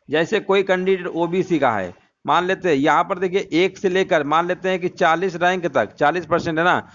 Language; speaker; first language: Hindi; native; Hindi